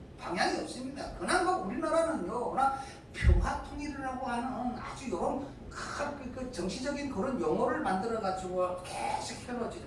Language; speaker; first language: Korean; native; Korean